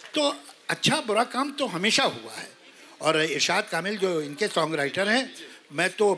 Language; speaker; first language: Hindi; native; Hindi